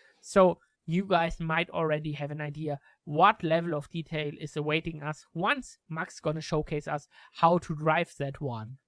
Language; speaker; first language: English; non-native, fluent; German